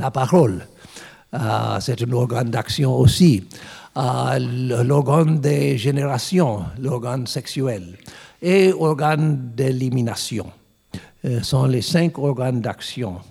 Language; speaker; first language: French; non-native, learner; English